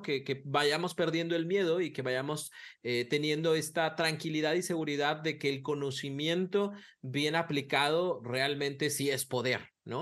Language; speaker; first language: Spanish; native; Spanish